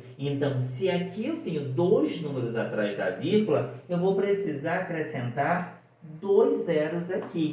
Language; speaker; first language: Portuguese; native; Portuguese